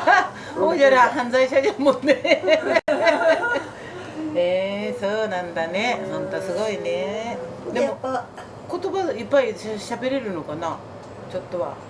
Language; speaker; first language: Japanese; native; Japanese